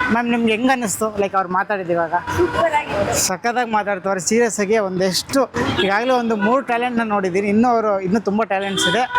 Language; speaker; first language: Kannada; native; Kannada